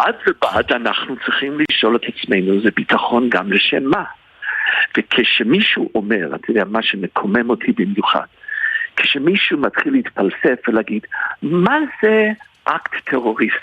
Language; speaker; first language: Hebrew; non-native, fluent; English